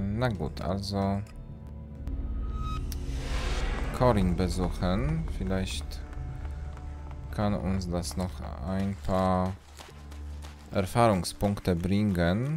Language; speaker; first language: German; non-native, learner; Polish